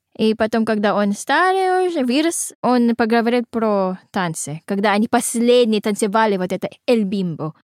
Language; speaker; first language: Russian; non-native, learner; Filipino